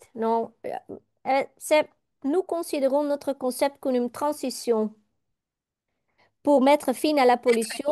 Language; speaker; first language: French; non-native, learner; Dutch